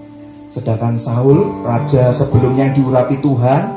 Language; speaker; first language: Indonesian; native; Indonesian